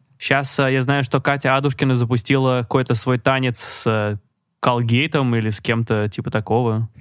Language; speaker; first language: Russian; native; Russian